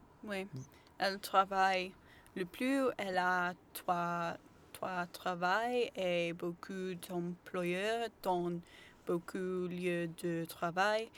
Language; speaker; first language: French; non-native, learner; English